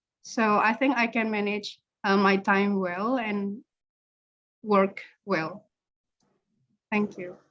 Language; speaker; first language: English; non-native, learner; Indonesian